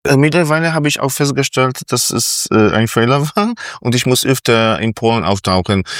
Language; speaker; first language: German; non-native, fluent; Polish